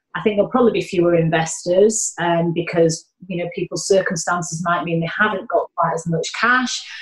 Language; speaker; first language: English; native; English